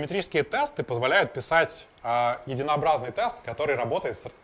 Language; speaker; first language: Russian; native; Russian